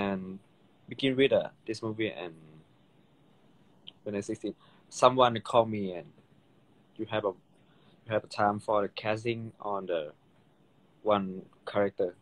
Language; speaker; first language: English; non-native, learner; Thai